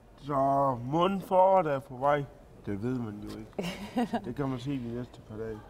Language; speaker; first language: Danish; native; Danish